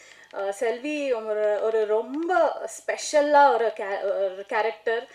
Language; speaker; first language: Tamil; non-native, learner; Kannada